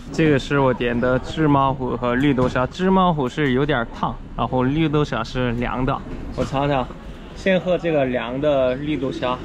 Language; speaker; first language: Chinese; non-native, fluent; Korean